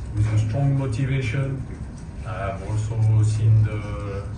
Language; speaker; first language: English; non-native, fluent; French